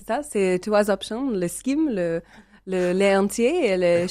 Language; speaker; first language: French; non-native, learner; English